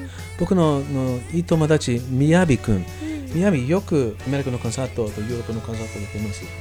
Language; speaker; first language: Japanese; non-native, learner; English